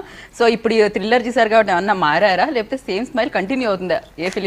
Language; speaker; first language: Telugu; native; Telugu